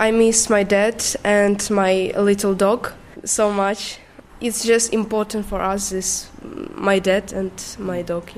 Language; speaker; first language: English; non-native, learner; Ukrainian